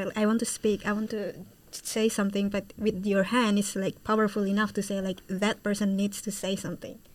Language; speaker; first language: English; non-native, fluent; Indonesian